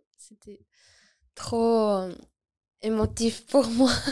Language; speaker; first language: French; non-native, learner; Spanish